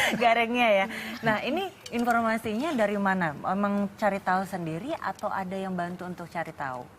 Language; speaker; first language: Indonesian; native; Indonesian